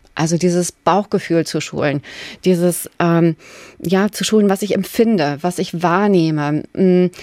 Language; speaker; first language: German; native; German